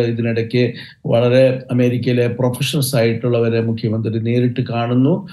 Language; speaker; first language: Malayalam; native; Malayalam